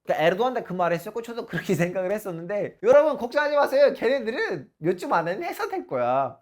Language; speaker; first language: Korean; non-native, fluent; Turkish